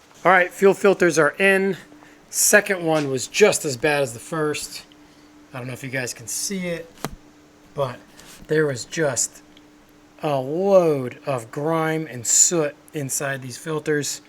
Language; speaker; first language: English; native; English